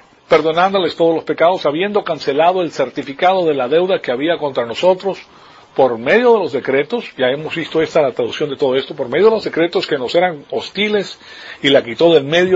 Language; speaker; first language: Spanish; native; Spanish